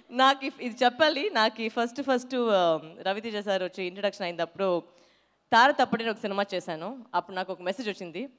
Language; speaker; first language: Telugu; non-native, fluent; Tamil